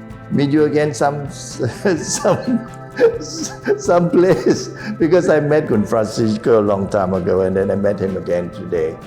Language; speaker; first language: English; non-native, fluent; Thai